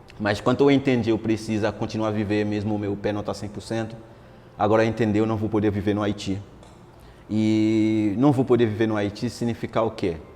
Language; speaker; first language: Portuguese; non-native, fluent; Haitian Creole